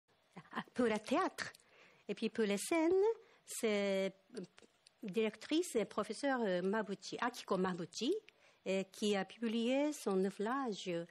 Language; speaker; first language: French; non-native, fluent; Japanese